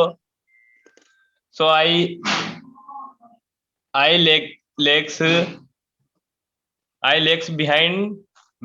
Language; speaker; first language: English; non-native, learner; Hindi